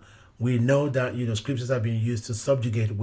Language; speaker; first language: English; non-native, local second language; Yoruba